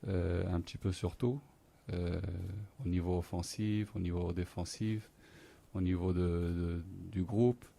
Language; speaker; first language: French; non-native, local second language; Arabic